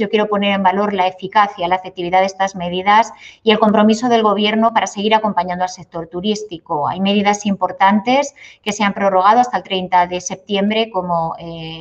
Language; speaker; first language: Spanish; native; Spanish